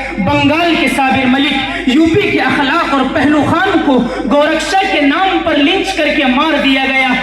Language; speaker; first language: Urdu; native; Urdu